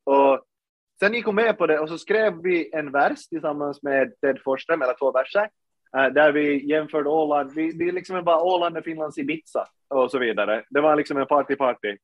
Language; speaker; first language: Swedish; native; Swedish